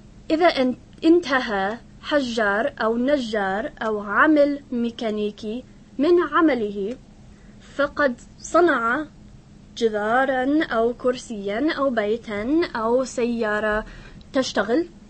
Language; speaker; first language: Arabic; non-native, fluent; English